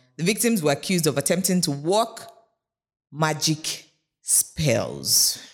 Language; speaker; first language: English; non-native, local second language; Yoruba